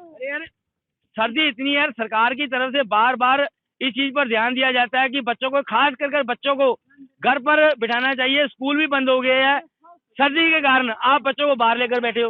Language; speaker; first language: Hindi; non-native, local second language; Punjabi